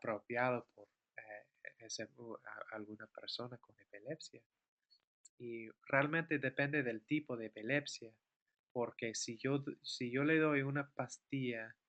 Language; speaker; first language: Spanish; non-native, fluent; English